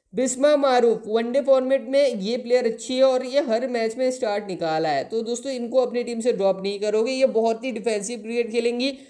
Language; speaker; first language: Hindi; non-native, local second language; Bangla